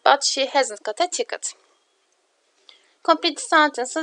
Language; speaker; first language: English; non-native, fluent; Turkish